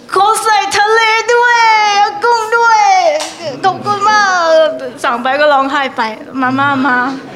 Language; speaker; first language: Thai; non-native, fluent; Chinese